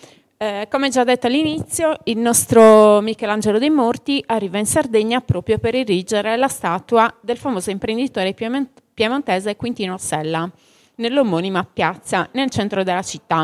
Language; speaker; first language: Italian; native; Italian